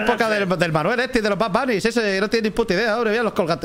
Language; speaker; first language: Spanish; native; Spanish